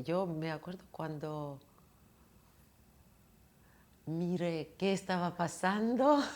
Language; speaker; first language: Spanish; non-native, fluent; Georgian